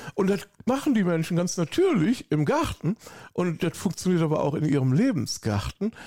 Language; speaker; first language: German; native; German